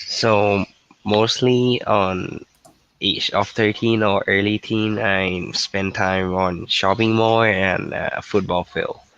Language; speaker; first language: English; non-native, learner; Thai